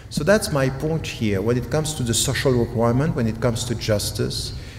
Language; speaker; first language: English; non-native, fluent; French